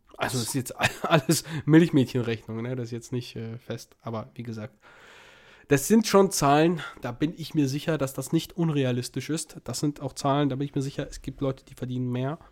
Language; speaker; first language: German; early bilingual, other home language; Russian